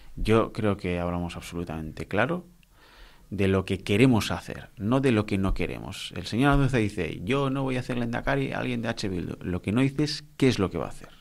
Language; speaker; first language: Spanish; non-native, local second language; Basque